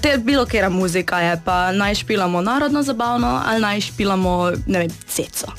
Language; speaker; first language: Slovenian; native; Slovenian